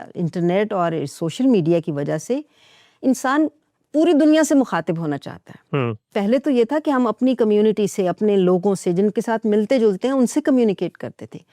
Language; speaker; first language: Urdu; non-native, local second language; Punjabi